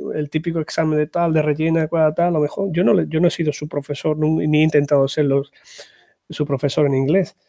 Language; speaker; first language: Spanish; native; Spanish